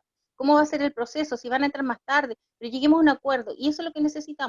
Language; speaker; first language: Spanish; native; Spanish